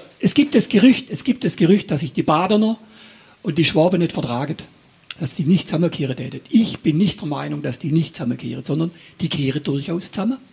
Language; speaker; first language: German; native; German